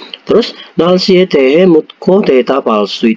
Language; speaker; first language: Korean; non-native, fluent; Indonesian